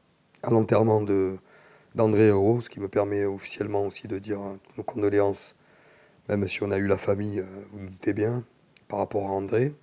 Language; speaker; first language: French; native; French